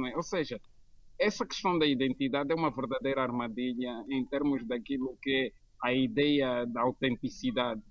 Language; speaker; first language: Portuguese; native; Portuguese